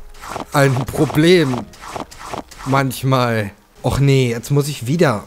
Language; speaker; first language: German; native; German